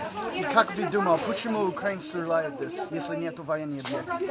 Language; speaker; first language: Russian; non-native, learner; English